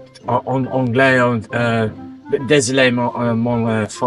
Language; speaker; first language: French; non-native, learner; English